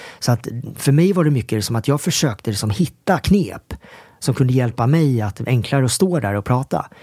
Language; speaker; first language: Swedish; early bilingual, other home language; Korean